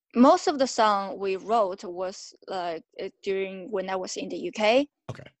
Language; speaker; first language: English; non-native, fluent; Chinese